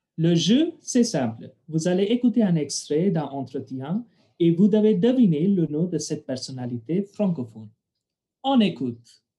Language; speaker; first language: French; non-native, fluent; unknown